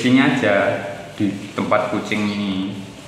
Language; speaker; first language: Indonesian; native; Indonesian